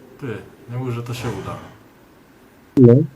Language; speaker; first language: Polish; native; Polish